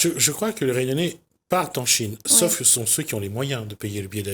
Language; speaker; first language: French; native; French